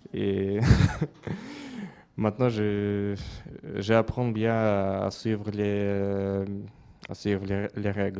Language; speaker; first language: French; non-native, fluent; Russian